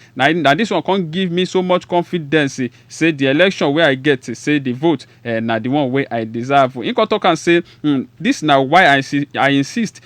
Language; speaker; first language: Nigerian Pidgin; non-native, local second language; Yoruba